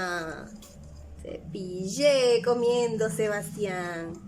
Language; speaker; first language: Spanish; native; Spanish